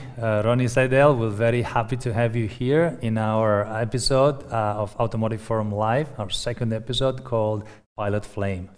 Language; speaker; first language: English; non-native, fluent; Italian